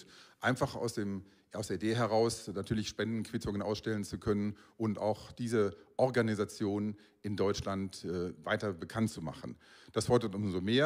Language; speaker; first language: German; native; German